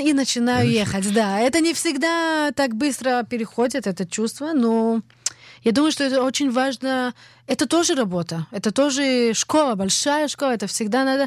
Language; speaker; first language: Russian; early bilingual, heritage; Russian